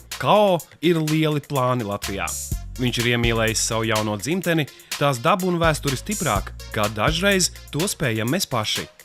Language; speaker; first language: Latvian; native; Latvian